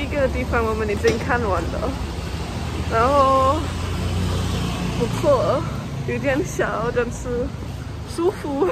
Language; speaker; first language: Chinese; early bilingual, heritage; German